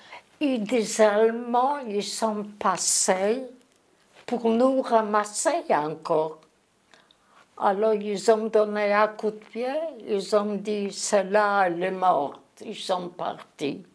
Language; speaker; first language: French; non-native, learner; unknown